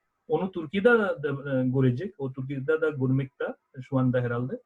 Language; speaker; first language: Turkish; non-native, fluent; Bangla